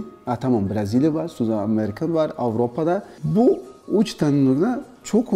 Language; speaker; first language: Turkish; non-native, learner; Portuguese